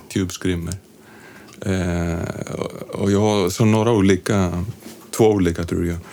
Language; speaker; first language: Swedish; non-native, fluent; Greek